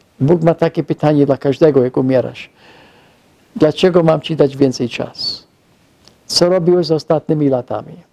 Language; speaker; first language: Polish; non-native, fluent; English